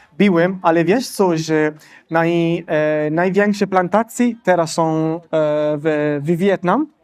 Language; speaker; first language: Polish; non-native, learner; Italian